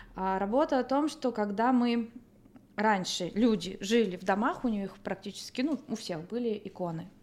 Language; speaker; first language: Russian; native; Russian